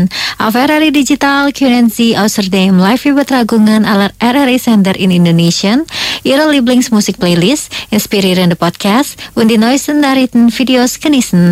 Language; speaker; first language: German; non-native, fluent; Indonesian